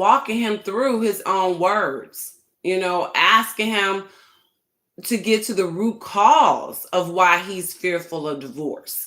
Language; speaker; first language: English; native; English